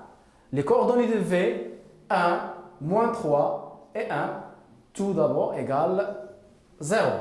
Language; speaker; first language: French; non-native, local second language; Arabic